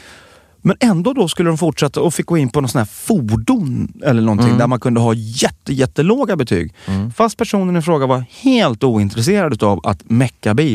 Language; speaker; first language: Swedish; native; Swedish